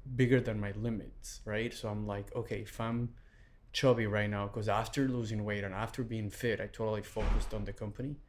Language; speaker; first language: English; non-native, fluent; Spanish